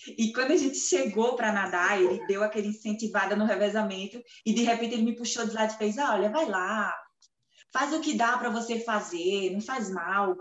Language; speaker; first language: Portuguese; native; Portuguese